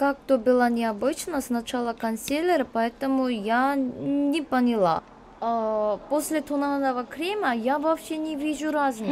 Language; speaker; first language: Russian; non-native, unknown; Korean